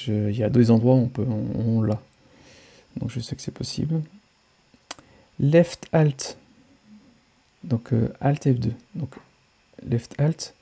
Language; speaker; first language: French; native; French